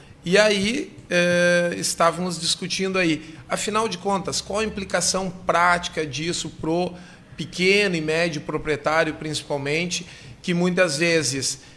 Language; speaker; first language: Portuguese; native; Portuguese